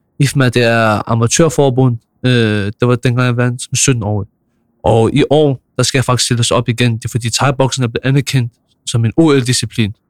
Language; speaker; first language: Danish; early bilingual, other home language; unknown